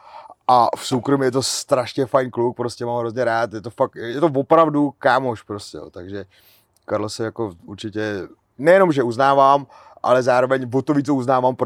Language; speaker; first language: Czech; native; Czech